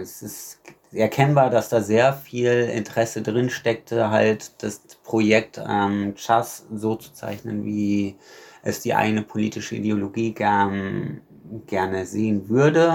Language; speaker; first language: German; native; German